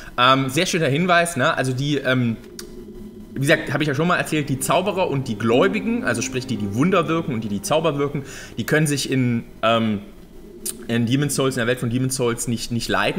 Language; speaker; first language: German; native; German